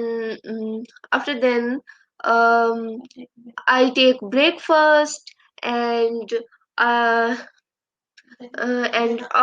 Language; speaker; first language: English; non-native, learner; Urdu